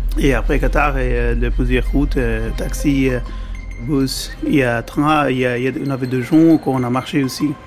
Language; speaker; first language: French; non-native, learner; Bangla